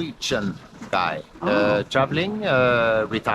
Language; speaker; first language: English; non-native, fluent; Norwegian